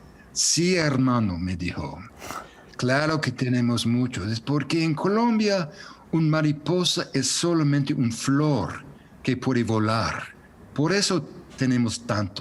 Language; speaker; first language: Spanish; non-native, fluent; English